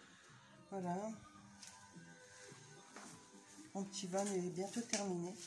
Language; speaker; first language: French; native; French